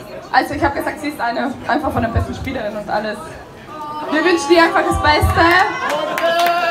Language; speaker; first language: German; non-native, fluent; Italian